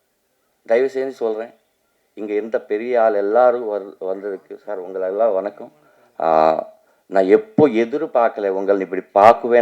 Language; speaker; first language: Tamil; non-native, learner; Telugu